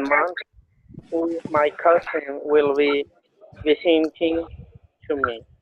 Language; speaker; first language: English; non-native, learner; Spanish